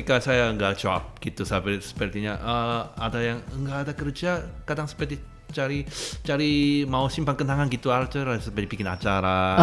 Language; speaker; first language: Indonesian; non-native, fluent; Korean